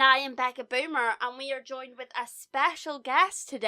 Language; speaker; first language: English; native; English